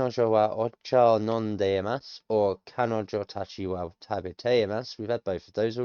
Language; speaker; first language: Japanese; non-native, learner; English